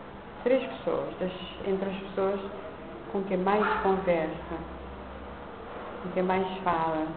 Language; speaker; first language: Portuguese; non-native, local second language; Kabuverdianu